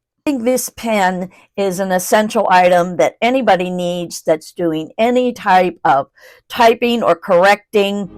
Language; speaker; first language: English; native; English